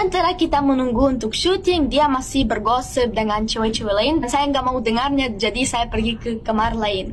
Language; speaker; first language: Indonesian; non-native, fluent; German